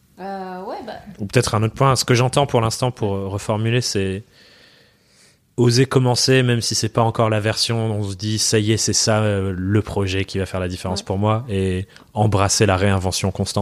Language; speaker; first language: French; native; French